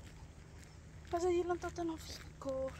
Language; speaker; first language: Swedish; early bilingual, other home language; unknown